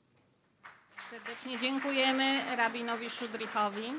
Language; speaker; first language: Polish; native; Polish